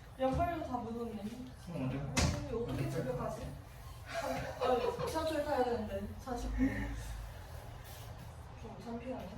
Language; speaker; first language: Korean; non-native, fluent; Japanese